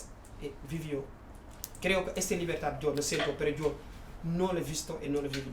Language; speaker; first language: Spanish; non-native, local second language; Wolof